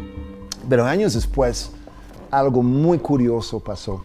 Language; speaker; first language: Spanish; early bilingual, heritage; English